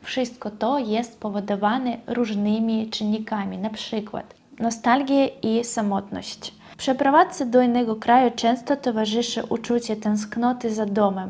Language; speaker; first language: Polish; non-native, fluent; Russian